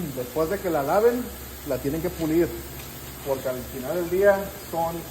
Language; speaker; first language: Spanish; early bilingual, heritage; Spanish